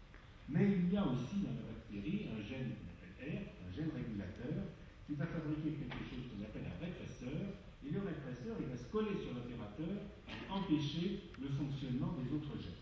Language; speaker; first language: French; native; French